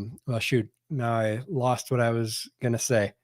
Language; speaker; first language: English; native; English